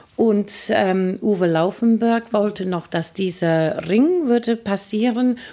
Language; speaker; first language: German; non-native, fluent; English